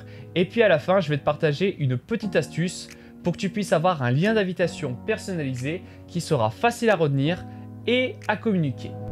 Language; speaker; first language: French; native; French